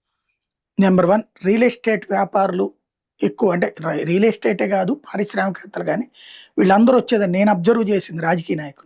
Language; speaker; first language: Telugu; native; Telugu